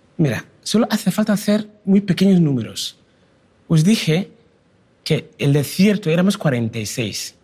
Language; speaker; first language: Spanish; non-native, fluent; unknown